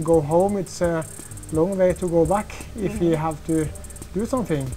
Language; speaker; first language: English; non-native, fluent; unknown